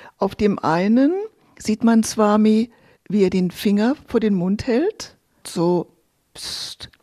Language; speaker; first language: German; native; German